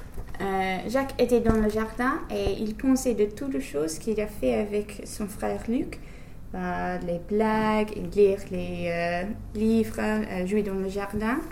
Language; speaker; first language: French; non-native, learner; English